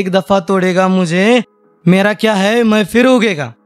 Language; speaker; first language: Hindi; non-native, local second language; Marathi